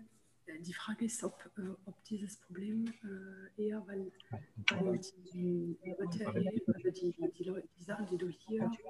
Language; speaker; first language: German; non-native, fluent; French